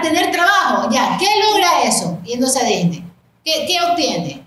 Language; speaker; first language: Spanish; native; Spanish